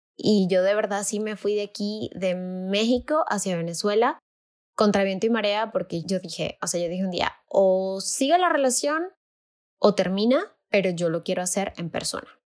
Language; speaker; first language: Spanish; native; Spanish